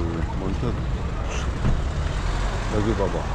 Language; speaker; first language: Korean; native; Korean